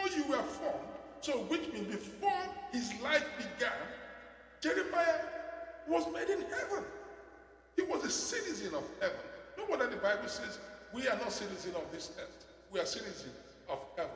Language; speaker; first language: English; non-native, local second language; Igbo